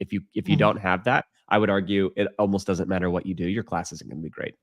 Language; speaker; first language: English; native; English